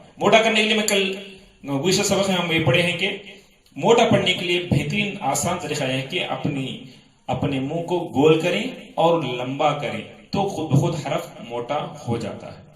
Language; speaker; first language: Urdu; native; Urdu